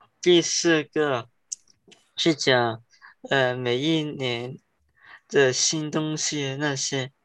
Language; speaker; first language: Chinese; early bilingual, heritage; Chinese